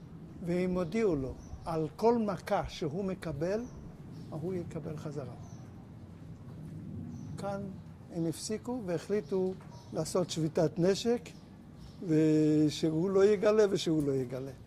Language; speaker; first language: Hebrew; non-native, local second language; Yiddish